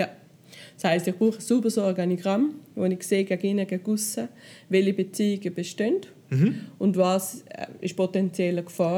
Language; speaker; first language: German; native; German